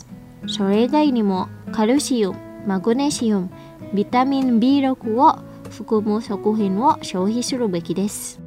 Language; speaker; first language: Japanese; non-native, fluent; Indonesian